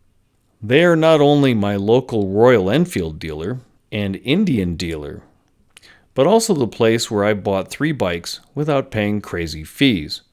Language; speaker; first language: English; native; English